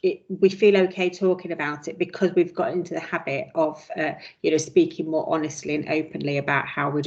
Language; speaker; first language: English; native; English